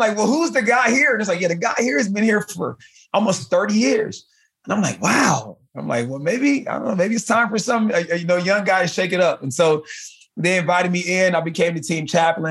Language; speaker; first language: English; native; English